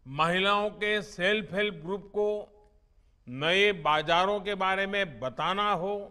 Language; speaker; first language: Hindi; non-native, local second language; Gujarati